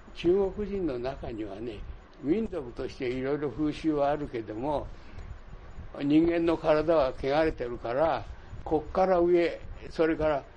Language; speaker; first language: Japanese; native; Japanese